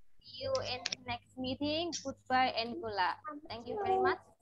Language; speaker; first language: English; non-native, fluent; Indonesian